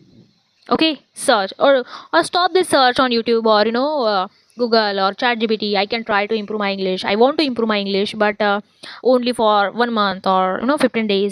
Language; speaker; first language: English; non-native, learner; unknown